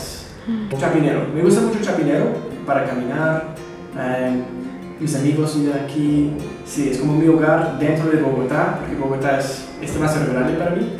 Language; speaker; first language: Spanish; non-native, fluent; English